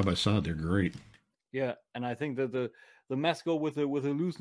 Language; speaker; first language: English; non-native, fluent; German